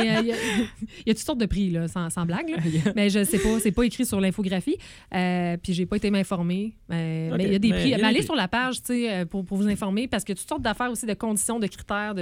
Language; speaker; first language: French; native; French